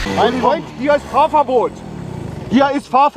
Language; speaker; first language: German; native; German